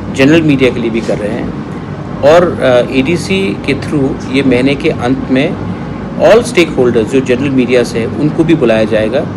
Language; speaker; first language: Hindi; non-native, local second language; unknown